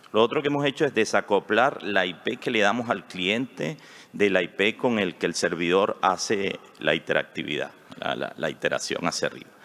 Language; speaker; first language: Spanish; native; Spanish